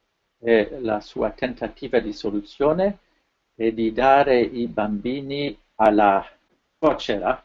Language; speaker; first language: Italian; non-native, fluent; French